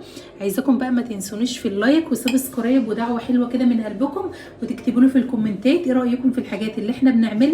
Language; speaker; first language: Arabic; native; Arabic